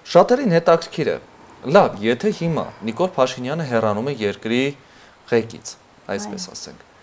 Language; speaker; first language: Armenian; native; Armenian